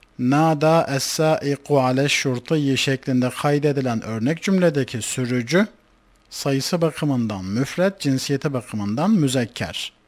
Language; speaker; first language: Turkish; native; Turkish